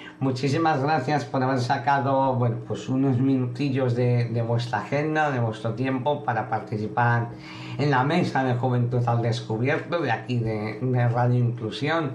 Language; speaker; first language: Spanish; native; Spanish